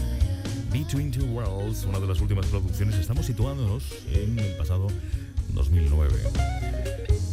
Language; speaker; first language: Spanish; native; Spanish